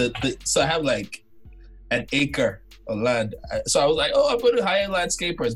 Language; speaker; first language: English; non-native, local second language; Yoruba